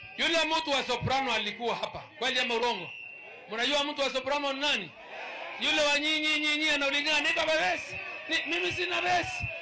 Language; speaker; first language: Swahili; non-native, local second language; Meru